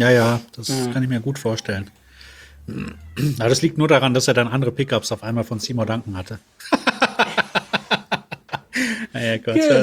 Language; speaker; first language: German; native; German